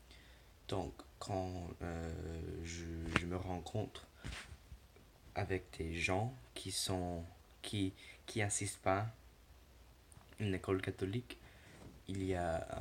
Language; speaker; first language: French; non-native, learner; English